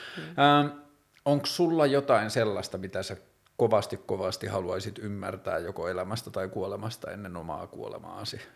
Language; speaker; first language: Finnish; native; Finnish